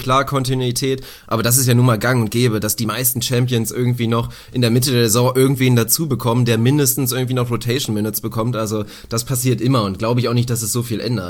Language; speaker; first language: German; native; German